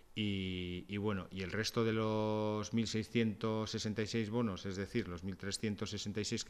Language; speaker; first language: Spanish; native; Spanish